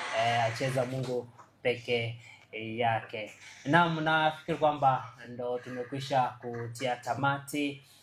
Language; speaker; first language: Swahili; non-native, local second language; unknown